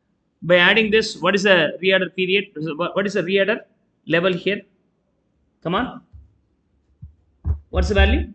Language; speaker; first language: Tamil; native; Tamil